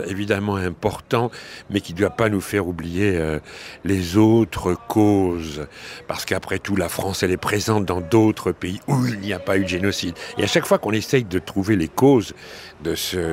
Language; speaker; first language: French; native; French